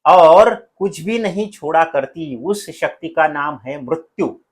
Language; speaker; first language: Hindi; non-native, local second language; Marathi